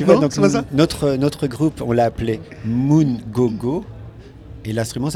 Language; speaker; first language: French; native; French